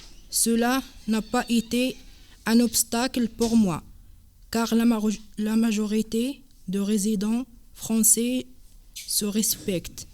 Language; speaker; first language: French; non-native, learner; Arabic